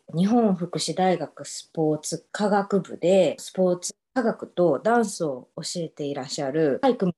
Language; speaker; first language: Japanese; native; Japanese